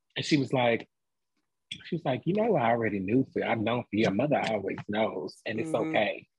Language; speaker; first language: English; native; English